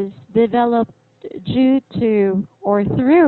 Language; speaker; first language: English; non-native, fluent; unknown